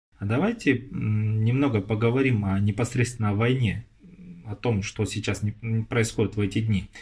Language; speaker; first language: Russian; non-native, local second language; Kazakh